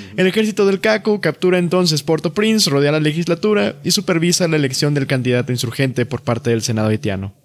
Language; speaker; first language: Spanish; native; Spanish